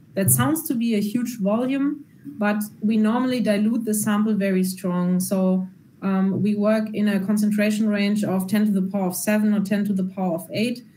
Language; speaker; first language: English; non-native, fluent; German